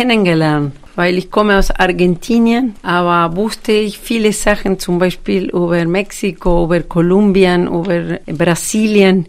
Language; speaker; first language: German; non-native, fluent; Spanish